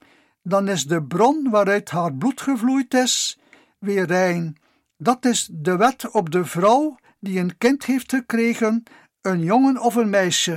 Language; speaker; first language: Dutch; native; Dutch